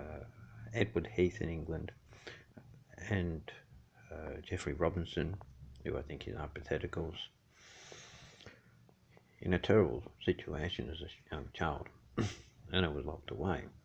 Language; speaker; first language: English; native; English